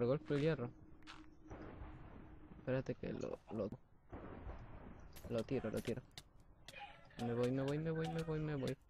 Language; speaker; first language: Spanish; native; Spanish